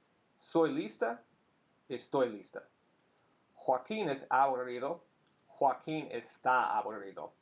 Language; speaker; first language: Spanish; non-native, fluent; English